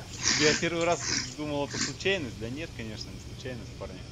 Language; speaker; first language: Russian; native; Russian